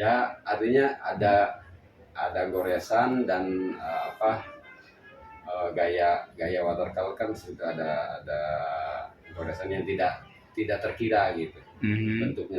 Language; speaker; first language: Indonesian; non-native, local second language; Sundanese